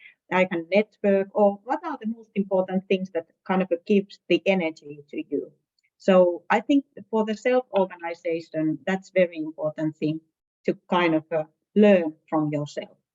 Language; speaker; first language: English; non-native, fluent; Finnish